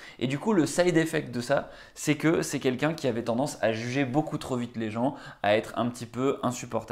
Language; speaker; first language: French; native; French